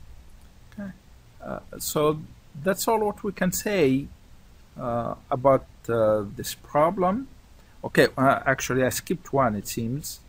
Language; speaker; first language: English; non-native, fluent; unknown